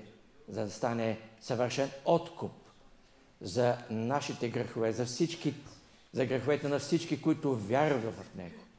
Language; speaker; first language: Bulgarian; native; Bulgarian